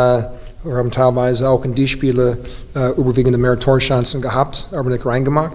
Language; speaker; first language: German; non-native, fluent; English